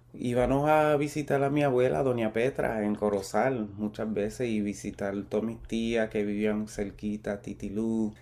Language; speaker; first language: Spanish; early bilingual, heritage; Spanish